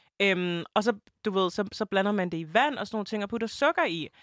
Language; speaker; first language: Danish; early bilingual, other home language; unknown